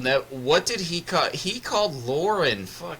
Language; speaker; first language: English; native; English